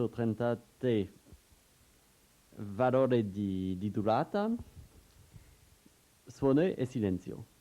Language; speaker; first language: Italian; non-native, learner; French